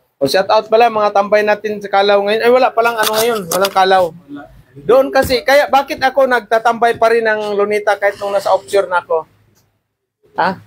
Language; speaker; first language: Filipino; non-native, local second language; Cebuano